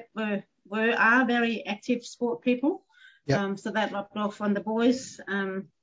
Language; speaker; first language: English; non-native, fluent; Danish